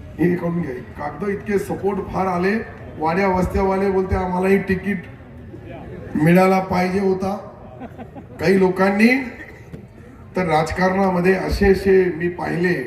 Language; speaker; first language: Marathi; non-native, local second language; Urdu